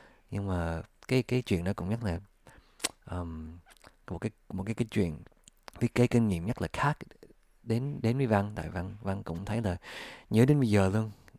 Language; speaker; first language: Vietnamese; early bilingual, other home language; English